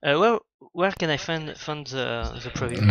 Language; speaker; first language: English; non-native, learner; French